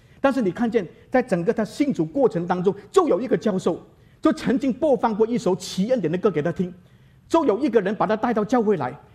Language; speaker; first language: Chinese; native; Chinese